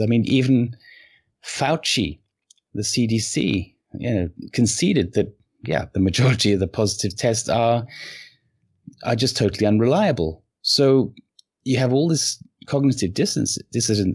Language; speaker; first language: English; native; English